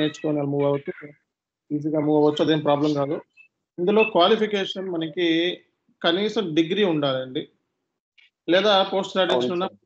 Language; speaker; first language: Telugu; native; Telugu